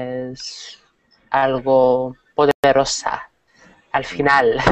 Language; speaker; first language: Spanish; non-native, learner; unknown